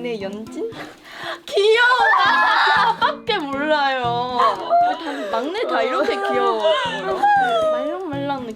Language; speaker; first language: Korean; non-native, learner; Chinese